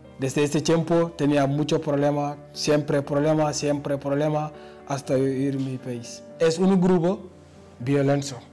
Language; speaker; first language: Spanish; non-native, learner; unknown